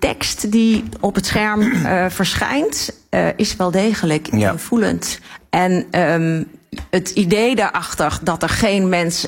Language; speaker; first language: Dutch; native; Dutch